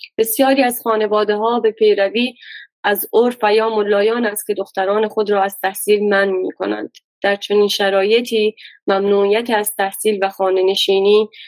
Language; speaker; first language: Persian; non-native, local second language; Baluchi